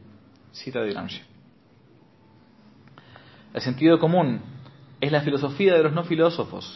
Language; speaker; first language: Spanish; native; Spanish